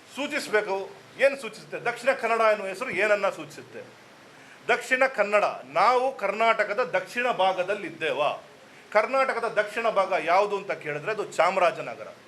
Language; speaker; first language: Kannada; non-native, local second language; Tulu